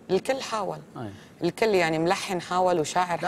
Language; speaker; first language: Arabic; native; Arabic